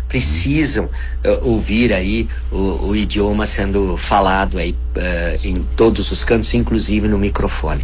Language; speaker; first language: Portuguese; non-native, local second language; German